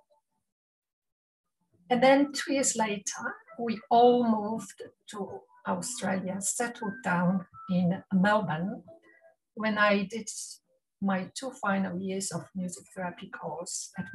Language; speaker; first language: English; non-native, fluent; Polish